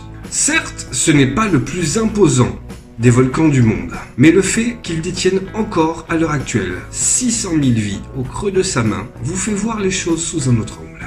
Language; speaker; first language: French; native; French